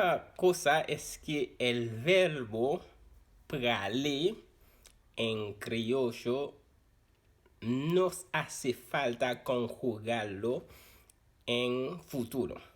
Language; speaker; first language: Spanish; non-native, fluent; Haitian Creole